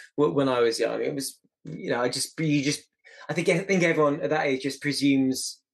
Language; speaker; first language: English; native; English